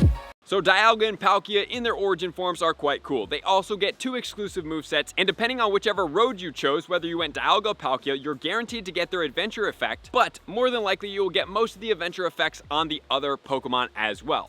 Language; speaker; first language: English; native; English